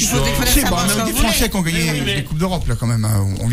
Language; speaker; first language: French; native; French